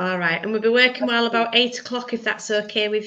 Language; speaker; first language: English; native; English